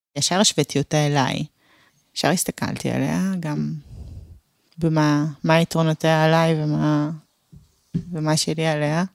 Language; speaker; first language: Hebrew; early bilingual, other home language; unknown